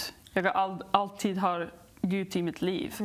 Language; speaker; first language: Swedish; non-native, learner; English